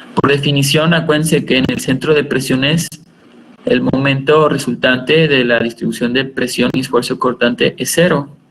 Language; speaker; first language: Spanish; native; Spanish